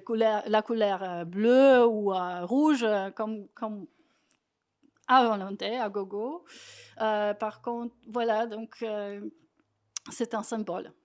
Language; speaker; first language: French; non-native, fluent; Polish